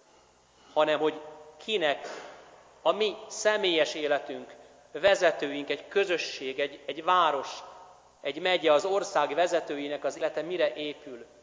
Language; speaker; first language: Hungarian; native; Hungarian